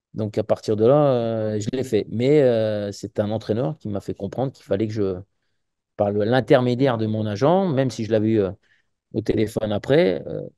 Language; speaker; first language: French; native; French